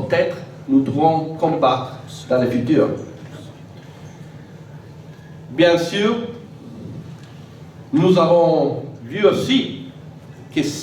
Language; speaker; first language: French; non-native, fluent; Italian